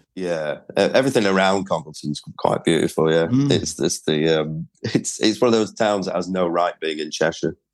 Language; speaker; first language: English; native; English